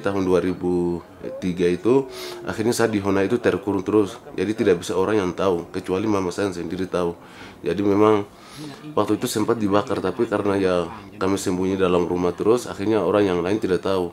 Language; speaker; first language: Indonesian; non-native, local second language; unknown